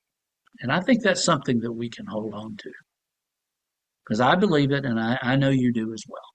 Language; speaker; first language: English; native; English